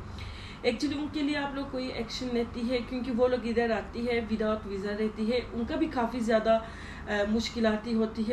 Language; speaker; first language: Hindi; non-native, learner; Turkish